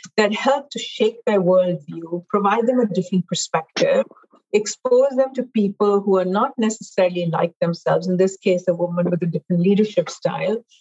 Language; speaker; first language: English; non-native, local second language; Hindi